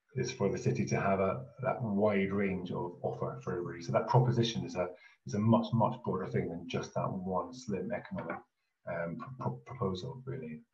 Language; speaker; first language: English; native; English